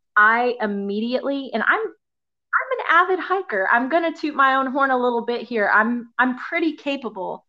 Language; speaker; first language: English; native; English